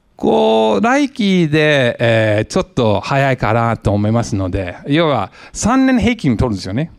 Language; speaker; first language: Japanese; non-native, fluent; English